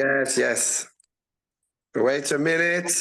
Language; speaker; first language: English; non-native, learner; French